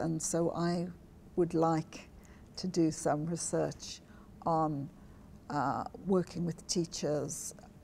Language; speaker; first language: English; native; English